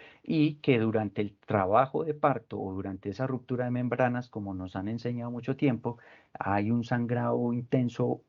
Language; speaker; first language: Spanish; native; Spanish